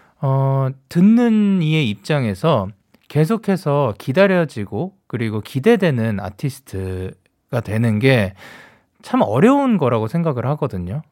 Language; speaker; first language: Korean; early bilingual, heritage; Korean